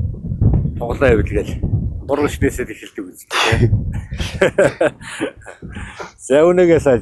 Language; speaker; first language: Mongolian; native; Mongolian